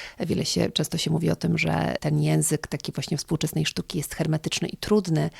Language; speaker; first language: Polish; native; Polish